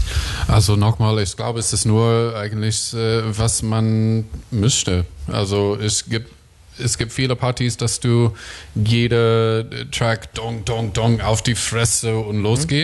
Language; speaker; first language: German; non-native, fluent; English